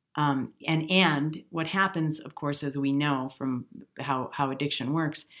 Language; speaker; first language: English; native; English